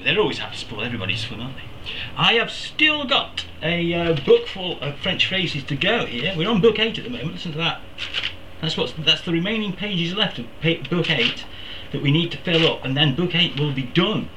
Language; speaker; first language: English; native; English